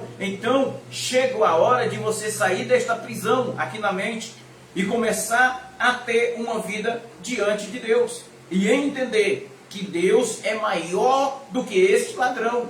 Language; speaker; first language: Portuguese; native; Portuguese